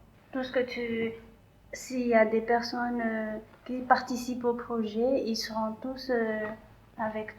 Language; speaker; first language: French; non-native, local second language; Malagasy